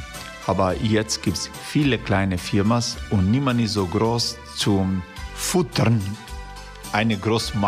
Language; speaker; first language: German; non-native, learner; Croatian